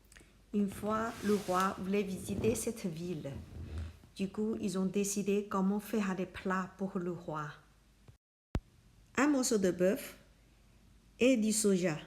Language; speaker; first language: French; non-native, learner; Chinese